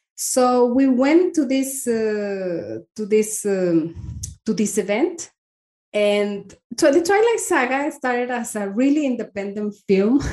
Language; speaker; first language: English; non-native, fluent; Spanish